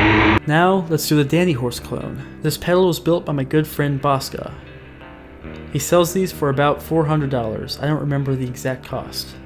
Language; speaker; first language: English; native; English